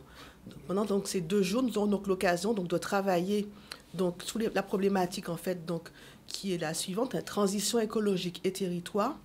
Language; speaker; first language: French; native; French